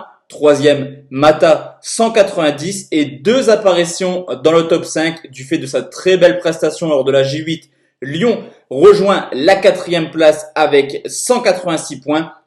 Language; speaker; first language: French; native; French